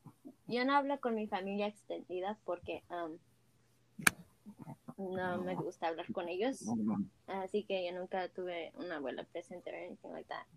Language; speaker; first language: Spanish; early bilingual, heritage; Spanish